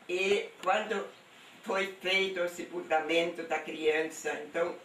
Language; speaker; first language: Portuguese; non-native, local second language; German